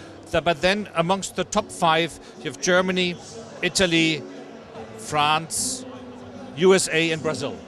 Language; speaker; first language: English; non-native, fluent; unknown